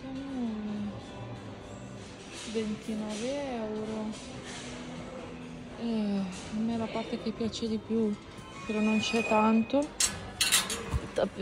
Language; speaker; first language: Italian; non-native, fluent; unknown